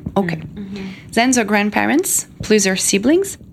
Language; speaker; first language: English; non-native, fluent; French